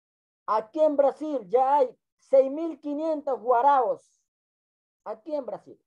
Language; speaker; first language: Spanish; non-native, local second language; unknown